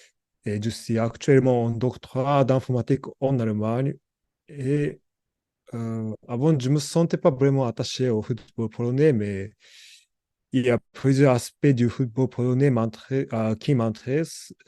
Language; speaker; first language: French; non-native, learner; Japanese